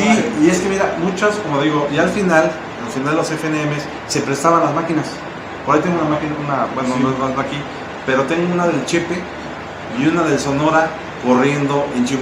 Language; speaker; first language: Spanish; native; Spanish